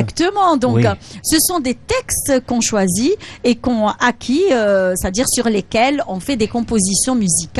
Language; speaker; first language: French; non-native, local second language; Arabic